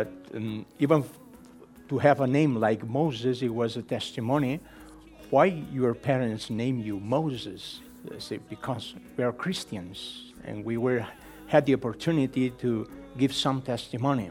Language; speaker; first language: English; non-native, fluent; Spanish